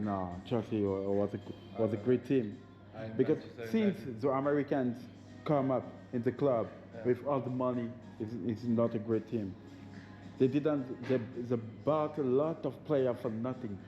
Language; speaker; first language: English; non-native, learner; French